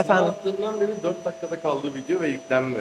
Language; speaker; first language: Turkish; native; Turkish